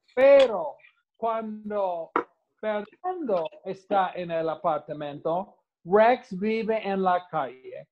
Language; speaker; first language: Spanish; non-native, fluent; English